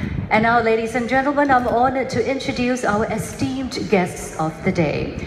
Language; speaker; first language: English; non-native, local second language; Chinese